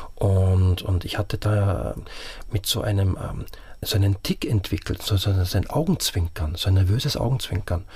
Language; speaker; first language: German; native; German